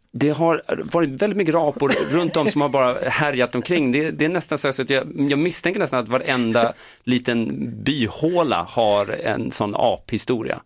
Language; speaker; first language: Swedish; native; Swedish